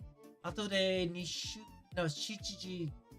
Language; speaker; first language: Japanese; non-native, learner; English